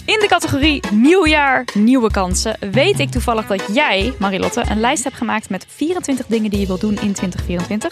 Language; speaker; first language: Dutch; native; Dutch